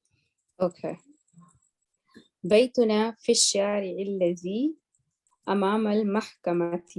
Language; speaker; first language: Arabic; non-native, learner; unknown